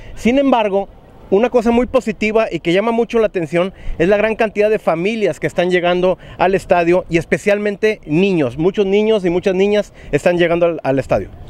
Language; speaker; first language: Spanish; native; Spanish